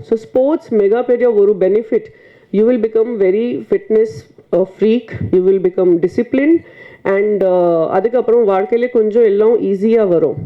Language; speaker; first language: Tamil; non-native, fluent; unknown